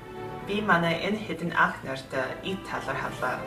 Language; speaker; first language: Mongolian; early bilingual, heritage; Mongolian